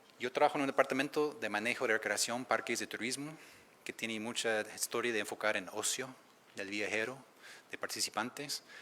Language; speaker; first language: Spanish; non-native, fluent; English